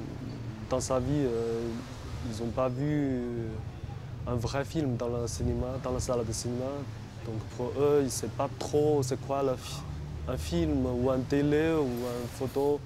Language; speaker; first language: French; non-native, fluent; Chinese